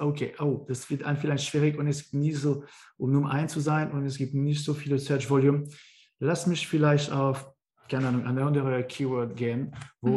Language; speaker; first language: German; non-native, learner; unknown